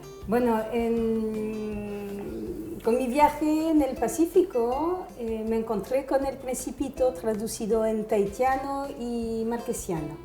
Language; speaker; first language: Spanish; non-native, fluent; French